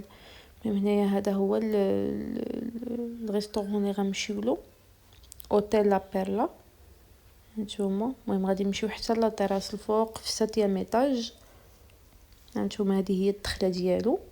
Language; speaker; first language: Arabic; native; Arabic